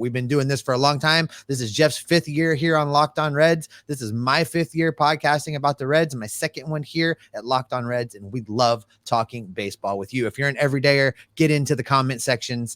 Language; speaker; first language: English; native; English